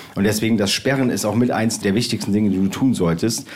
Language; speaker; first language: German; native; German